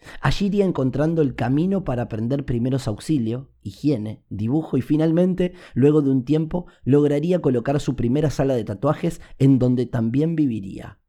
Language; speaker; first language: Spanish; native; Spanish